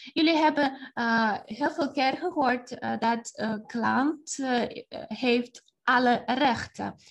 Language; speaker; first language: Dutch; non-native, fluent; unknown